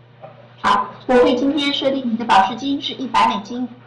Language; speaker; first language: Chinese; native; Chinese